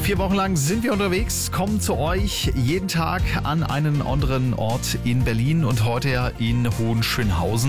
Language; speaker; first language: German; native; German